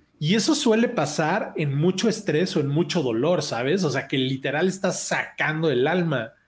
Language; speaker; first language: Spanish; native; Spanish